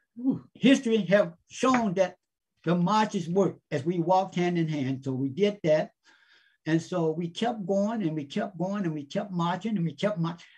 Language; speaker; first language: English; native; English